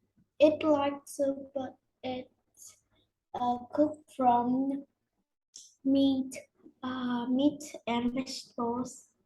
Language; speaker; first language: English; non-native, learner; Vietnamese